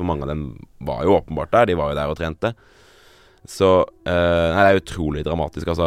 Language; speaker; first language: Norwegian; native; Norwegian